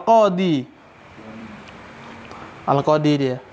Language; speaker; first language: Arabic; non-native, fluent; Indonesian